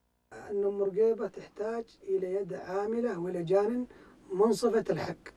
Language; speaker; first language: Arabic; native; Arabic